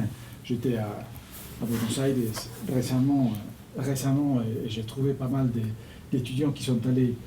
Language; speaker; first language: French; non-native, fluent; Spanish